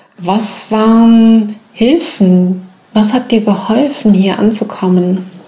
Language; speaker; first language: German; native; German